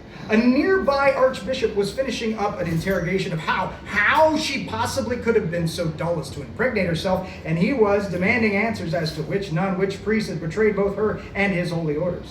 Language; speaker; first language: English; native; English